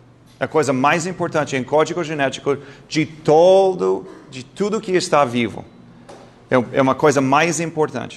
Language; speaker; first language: Portuguese; non-native, fluent; English